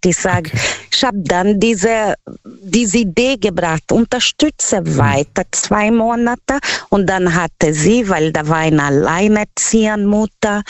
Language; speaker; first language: German; non-native, learner; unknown